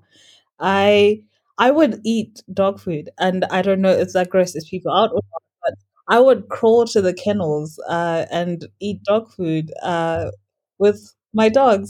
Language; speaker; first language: English; non-native, local second language; Shona